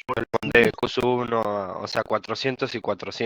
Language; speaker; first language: Spanish; native; Spanish